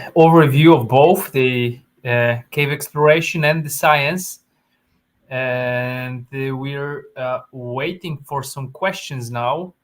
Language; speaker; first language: English; non-native, fluent; Polish